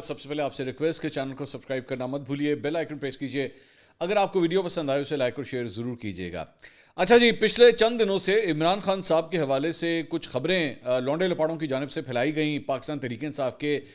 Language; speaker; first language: Urdu; native; Urdu